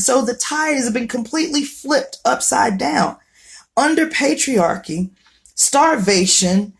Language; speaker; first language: English; native; English